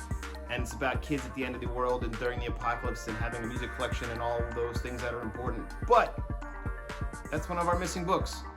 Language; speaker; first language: English; native; English